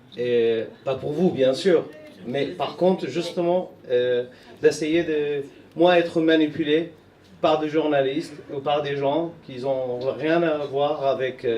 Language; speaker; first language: French; non-native, fluent; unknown